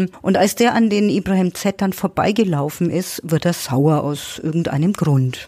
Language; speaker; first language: German; native; German